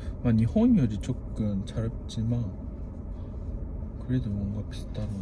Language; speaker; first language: Korean; non-native, learner; Japanese